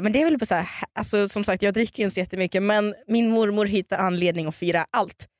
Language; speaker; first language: Swedish; early bilingual, other home language; Russian